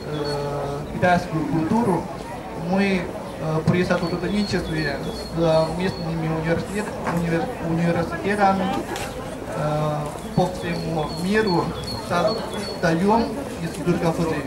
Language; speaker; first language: Russian; non-native, fluent; Chinese